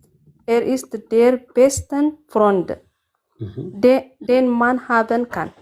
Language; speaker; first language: German; non-native, learner; Amharic